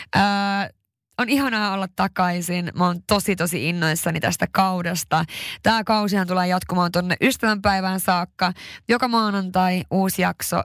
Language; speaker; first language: Finnish; early bilingual, heritage; Finnish